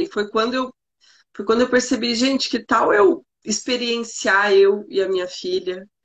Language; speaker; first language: Portuguese; native; Portuguese